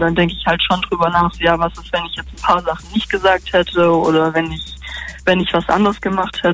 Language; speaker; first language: German; native; German